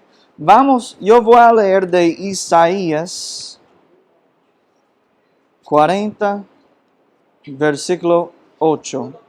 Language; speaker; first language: Spanish; non-native, fluent; English